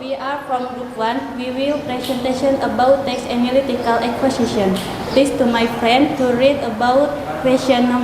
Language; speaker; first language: English; non-native, learner; Indonesian